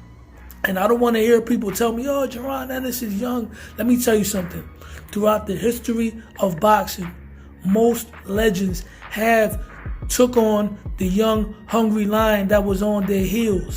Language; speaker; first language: English; native; English